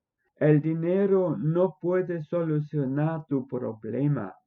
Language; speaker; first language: Spanish; non-native, fluent; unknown